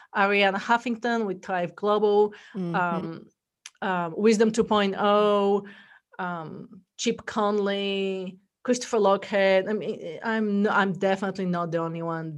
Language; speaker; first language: English; non-native, fluent; Bulgarian